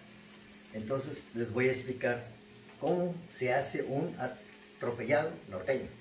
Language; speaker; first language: Spanish; native; Spanish